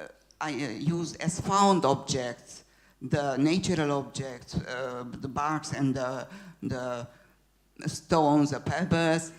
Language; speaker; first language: English; non-native, fluent; Hungarian